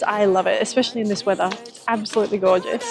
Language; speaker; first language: English; native; English